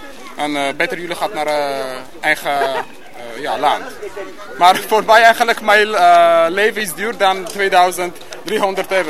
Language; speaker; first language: Dutch; non-native, learner; Armenian